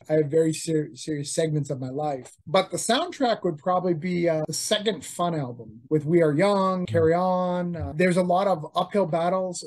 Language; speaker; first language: English; native; English